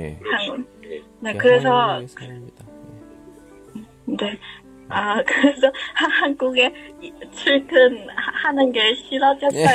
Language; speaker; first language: Korean; non-native, learner; Chinese